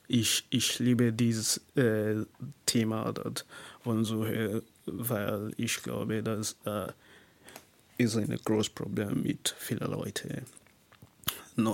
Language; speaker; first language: German; non-native, learner; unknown